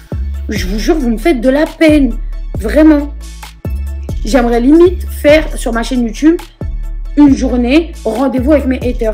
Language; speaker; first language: French; native; French